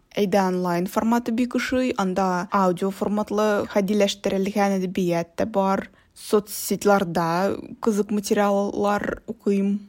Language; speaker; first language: Tatar; non-native, local second language; Russian